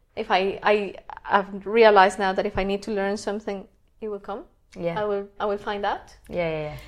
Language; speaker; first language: English; non-native, fluent; Spanish